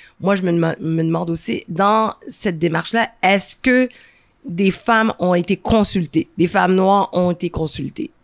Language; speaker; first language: French; native; French